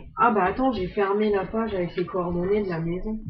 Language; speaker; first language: French; native; French